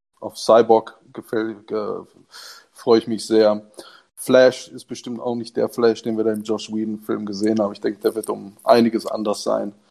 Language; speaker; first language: German; native; German